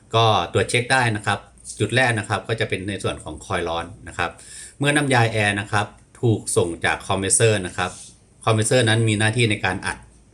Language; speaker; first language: Thai; native; Thai